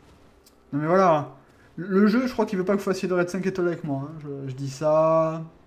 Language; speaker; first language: French; native; French